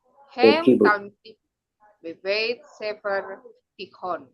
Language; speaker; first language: Hebrew; non-native, learner; Indonesian